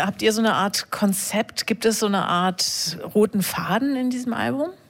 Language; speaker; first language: German; native; German